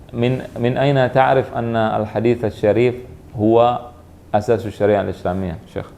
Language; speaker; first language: Arabic; non-native, fluent; Indonesian